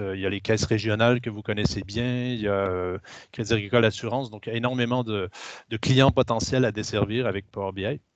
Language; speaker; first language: French; native; French